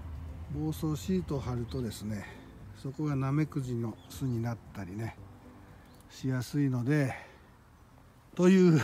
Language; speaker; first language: Japanese; native; Japanese